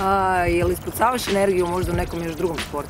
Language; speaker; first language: Croatian; native; Croatian